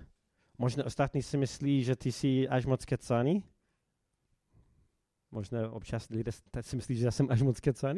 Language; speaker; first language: Czech; non-native, fluent; English